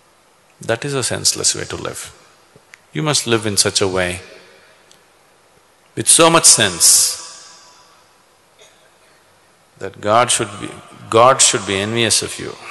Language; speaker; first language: English; non-native, local second language; Kannada